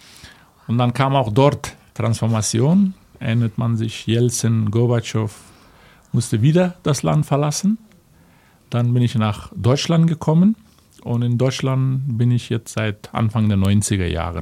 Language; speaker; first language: German; non-native, fluent; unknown